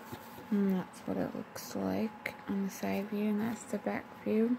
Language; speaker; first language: English; native; English